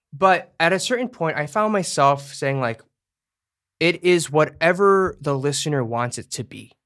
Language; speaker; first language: English; native; English